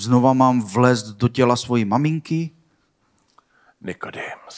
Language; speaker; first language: Czech; non-native, learner; Swedish